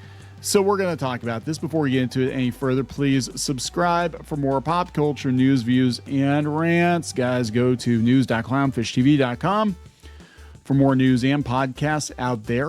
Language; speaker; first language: English; native; English